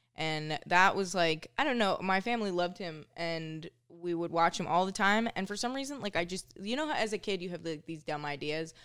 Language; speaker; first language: English; native; English